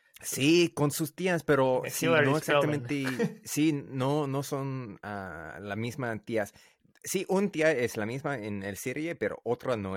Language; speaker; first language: Spanish; non-native, learner; English